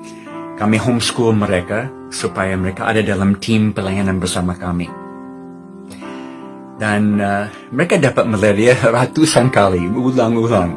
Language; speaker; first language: Indonesian; non-native, fluent; English